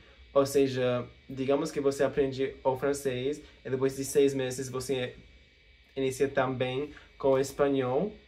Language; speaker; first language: Portuguese; non-native, fluent; English